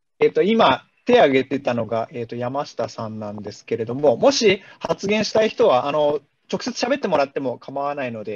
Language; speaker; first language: Japanese; native; Japanese